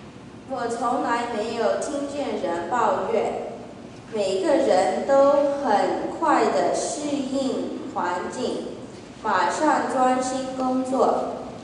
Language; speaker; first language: Chinese; early bilingual, heritage; Chinese